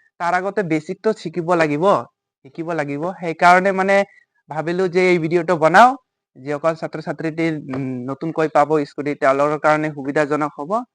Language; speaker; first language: Assamese; native; Assamese